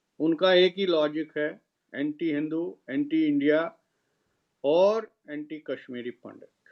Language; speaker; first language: Urdu; non-native, local second language; Kashmiri